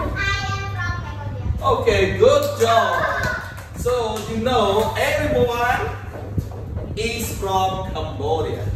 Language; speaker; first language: English; non-native, learner; Khmer